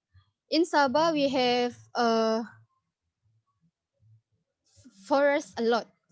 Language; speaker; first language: English; non-native, learner; Indonesian